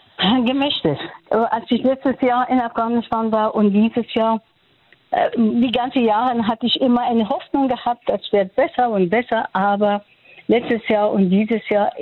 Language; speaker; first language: German; non-native, fluent; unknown